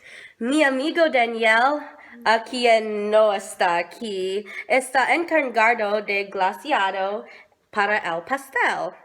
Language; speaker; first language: Spanish; non-native, learner; English